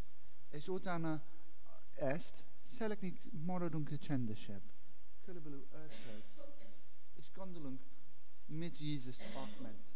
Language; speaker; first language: Hungarian; non-native, learner; English